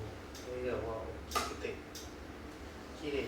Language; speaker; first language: Japanese; non-native, learner; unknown